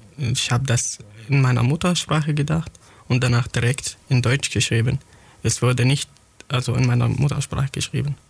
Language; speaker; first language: German; non-native, fluent; Arabic